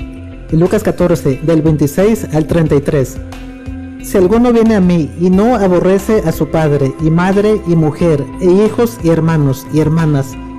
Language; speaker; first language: Spanish; native; Spanish